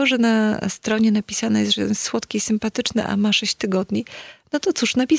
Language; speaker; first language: Polish; native; Polish